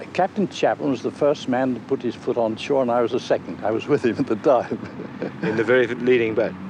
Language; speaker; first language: English; native; English